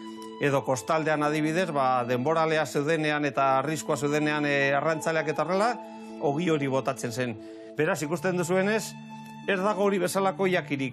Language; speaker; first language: Basque; native; Basque